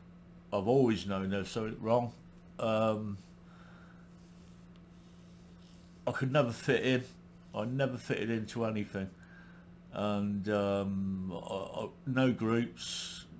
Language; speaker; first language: English; native; English